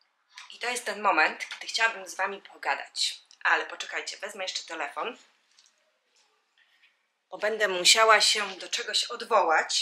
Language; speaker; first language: Polish; native; Polish